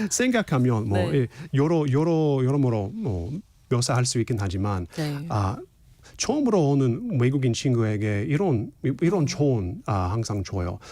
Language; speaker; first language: Korean; non-native, fluent; English